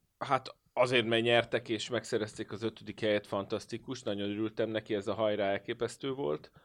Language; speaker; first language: Hungarian; native; Hungarian